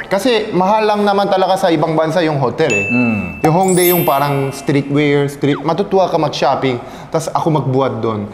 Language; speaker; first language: Filipino; non-native, fluent; Korean